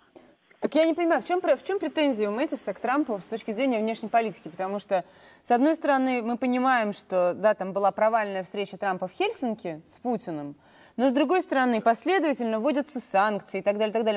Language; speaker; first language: Russian; native; Russian